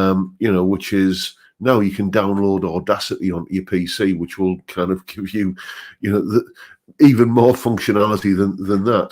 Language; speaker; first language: English; native; English